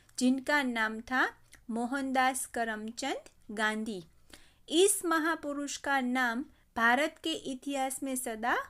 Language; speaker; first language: Hindi; non-native, local second language; Gujarati